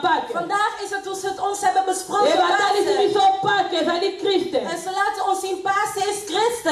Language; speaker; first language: Dutch; non-native, learner; French